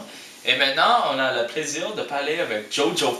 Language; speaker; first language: French; non-native, learner; English